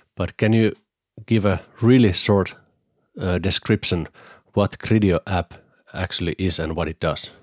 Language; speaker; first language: English; non-native, fluent; Finnish